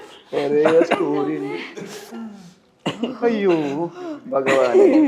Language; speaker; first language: Malayalam; non-native, learner; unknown